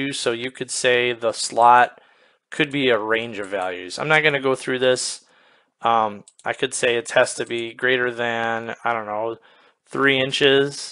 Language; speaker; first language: English; native; English